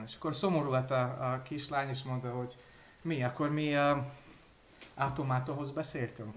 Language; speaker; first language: Hungarian; non-native, learner; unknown